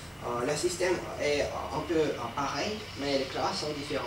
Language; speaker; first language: French; non-native, learner; Russian